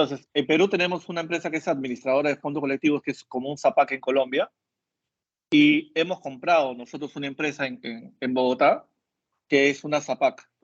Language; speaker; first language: Spanish; native; Spanish